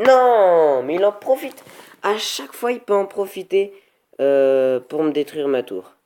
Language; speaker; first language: French; native; French